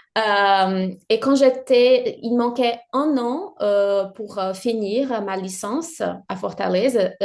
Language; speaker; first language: French; non-native, fluent; Portuguese